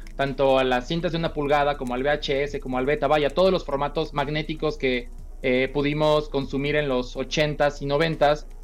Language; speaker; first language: Spanish; native; Spanish